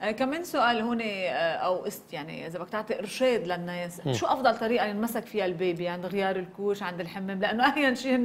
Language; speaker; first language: Arabic; native; Arabic